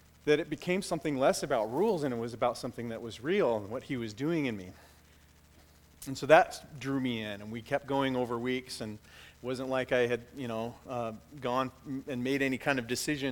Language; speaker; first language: English; native; English